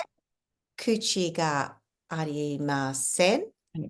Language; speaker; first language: Japanese; non-native, fluent; English